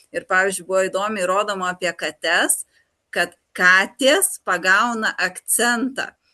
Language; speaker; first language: Lithuanian; native; Lithuanian